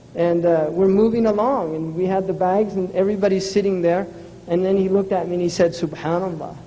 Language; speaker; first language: English; native; English